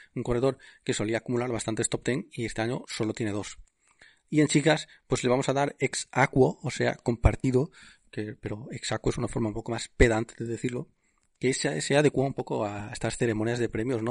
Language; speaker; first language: Spanish; native; Spanish